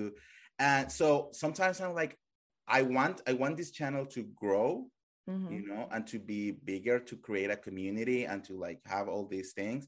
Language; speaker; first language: English; non-native, fluent; Spanish